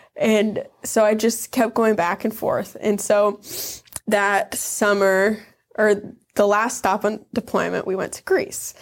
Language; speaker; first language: English; native; English